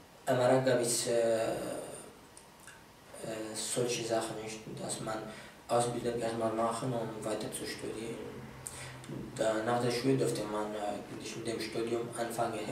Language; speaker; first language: German; non-native, fluent; Arabic